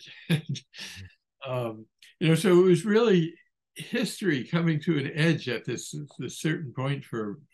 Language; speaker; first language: English; native; English